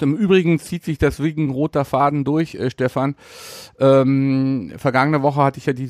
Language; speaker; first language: German; native; German